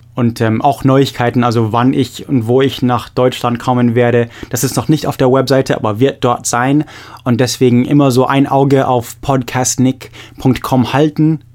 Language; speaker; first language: German; non-native, fluent; English